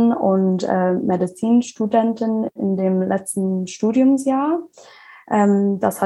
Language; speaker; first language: German; non-native, fluent; English